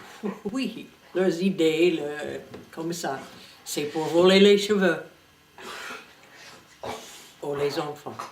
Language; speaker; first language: French; non-native, fluent; English